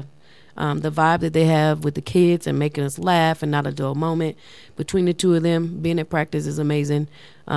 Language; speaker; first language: English; native; English